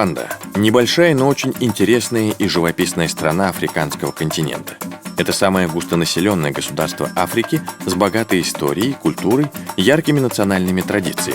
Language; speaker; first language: Russian; native; Russian